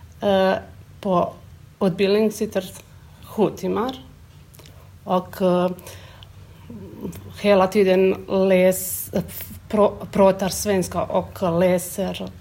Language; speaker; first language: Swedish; non-native, learner; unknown